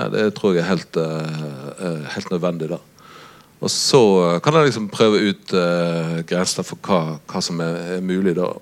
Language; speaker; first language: Norwegian; native; Norwegian